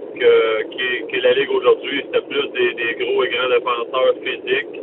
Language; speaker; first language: French; native; French